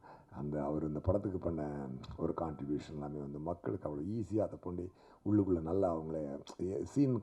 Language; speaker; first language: Tamil; native; Tamil